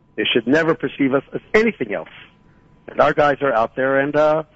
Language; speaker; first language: English; native; English